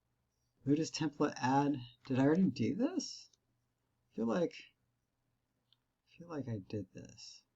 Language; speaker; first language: English; native; English